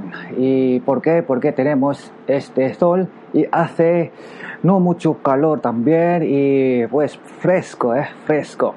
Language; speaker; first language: Spanish; non-native, learner; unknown